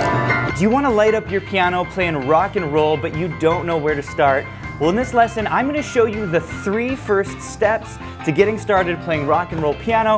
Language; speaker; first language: English; native; English